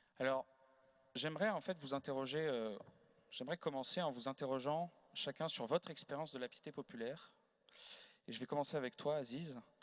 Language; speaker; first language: French; native; French